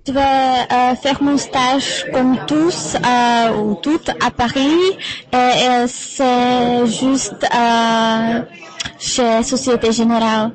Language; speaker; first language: French; non-native, fluent; Czech